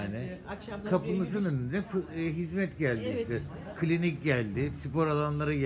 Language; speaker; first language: Turkish; native; Turkish